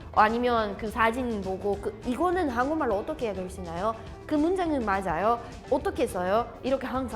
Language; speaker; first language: Korean; non-native, learner; Portuguese